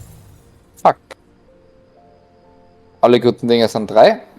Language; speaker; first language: German; native; German